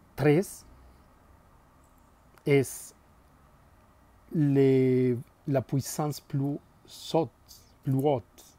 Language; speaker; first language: French; non-native, fluent; Spanish